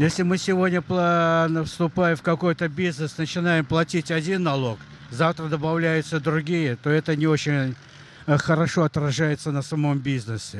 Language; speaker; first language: Russian; native; Russian